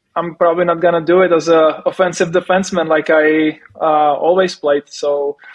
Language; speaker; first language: English; non-native, fluent; Czech